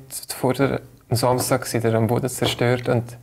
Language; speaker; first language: German; native; German